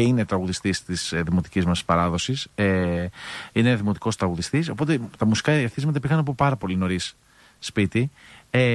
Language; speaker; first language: Greek; native; Greek